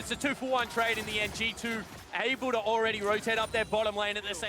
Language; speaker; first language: English; native; English